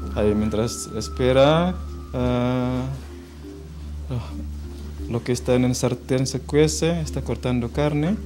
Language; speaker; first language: Spanish; non-native, fluent; Indonesian